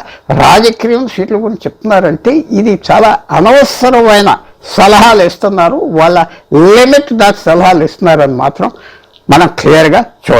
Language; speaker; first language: Telugu; native; Telugu